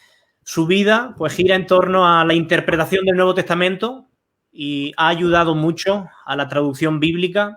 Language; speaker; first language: Spanish; native; Spanish